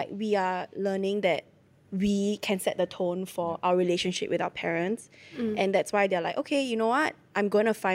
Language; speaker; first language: English; native; English